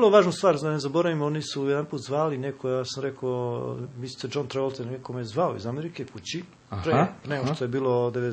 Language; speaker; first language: Serbian; native; Serbian